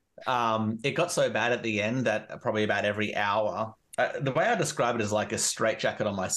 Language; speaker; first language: English; native; English